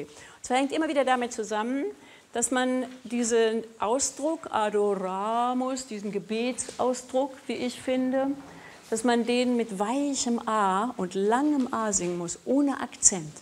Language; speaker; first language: German; native; German